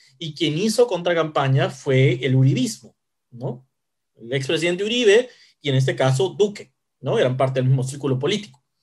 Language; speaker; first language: Spanish; native; Spanish